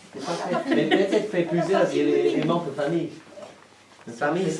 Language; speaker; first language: French; non-native, fluent; English